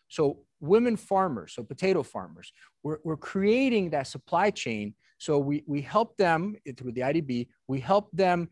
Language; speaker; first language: English; native; English